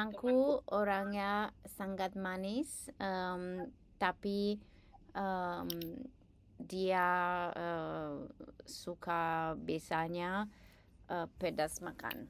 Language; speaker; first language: Indonesian; non-native, learner; English